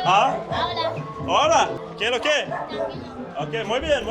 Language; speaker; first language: Spanish; non-native, learner; English